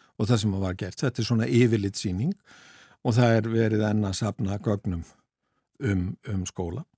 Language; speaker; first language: Icelandic; native; Icelandic